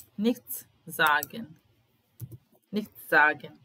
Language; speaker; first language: German; non-native, fluent; Serbian